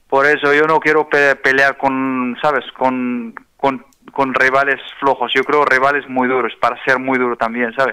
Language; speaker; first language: Spanish; non-native, fluent; Arabic